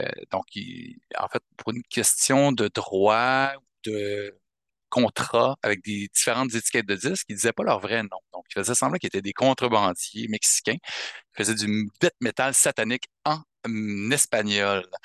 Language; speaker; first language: French; native; French